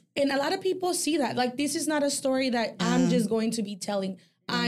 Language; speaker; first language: English; early bilingual, other home language; Spanish